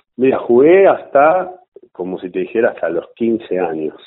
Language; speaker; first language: Spanish; native; Spanish